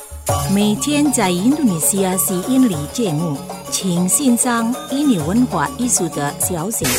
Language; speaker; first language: Chinese; non-native, fluent; Indonesian